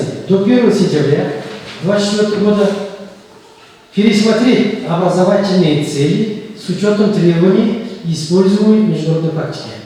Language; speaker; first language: Russian; non-native, local second language; Kazakh